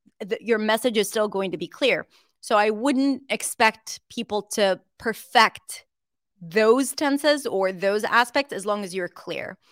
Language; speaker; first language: English; non-native, fluent; Hebrew